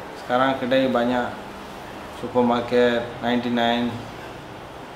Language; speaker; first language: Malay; non-native, learner; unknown